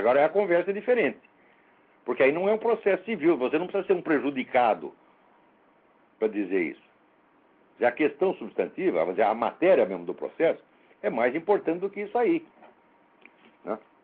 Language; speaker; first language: Portuguese; native; Portuguese